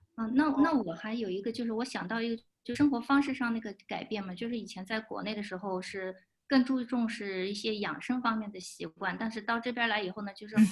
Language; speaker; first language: Chinese; native; Chinese